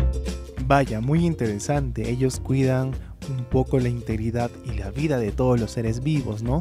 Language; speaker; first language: Spanish; native; Spanish